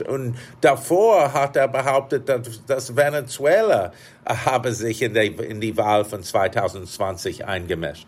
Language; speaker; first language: German; non-native, fluent; English